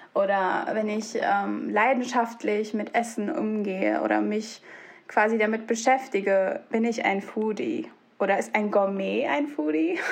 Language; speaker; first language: German; early bilingual, other home language; Turkish